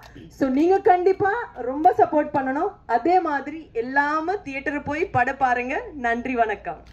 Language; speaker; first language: Tamil; non-native, fluent; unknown